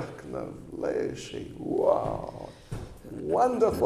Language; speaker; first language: Russian; non-native, learner; English